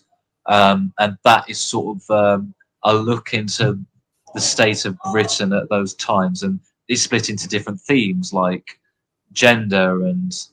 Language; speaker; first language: English; native; English